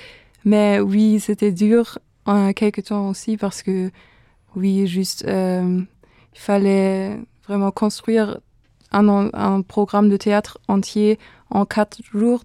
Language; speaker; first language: French; non-native, fluent; German